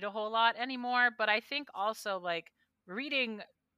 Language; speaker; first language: English; native; English